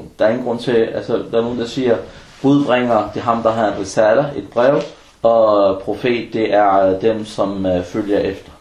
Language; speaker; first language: Danish; early bilingual, other home language; Arabic